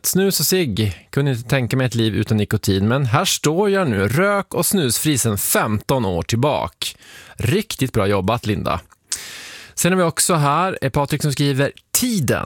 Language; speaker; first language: Swedish; native; Swedish